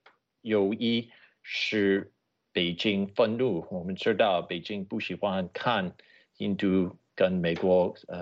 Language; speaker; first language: Chinese; non-native, fluent; English